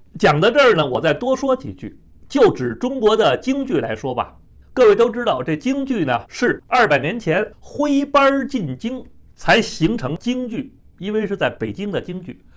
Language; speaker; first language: Chinese; native; Chinese